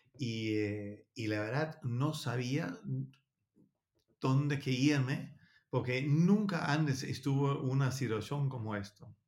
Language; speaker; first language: Spanish; non-native, learner; Danish